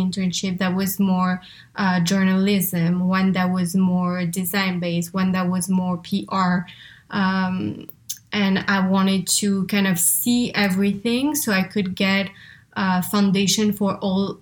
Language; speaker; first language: English; non-native, fluent; French